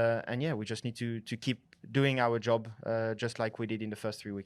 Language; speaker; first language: English; non-native, fluent; French